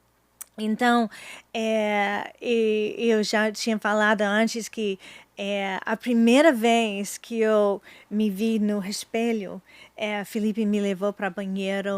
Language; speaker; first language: Portuguese; non-native, fluent; English